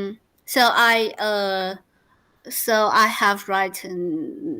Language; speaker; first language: English; non-native, learner; Chinese